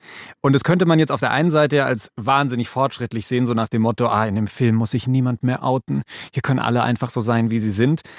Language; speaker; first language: German; native; German